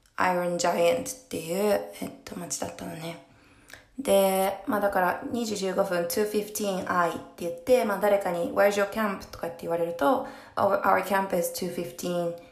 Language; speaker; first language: Japanese; early bilingual, heritage; Japanese